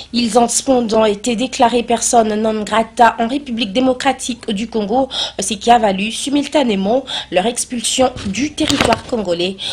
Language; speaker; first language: French; non-native, local second language; Lingala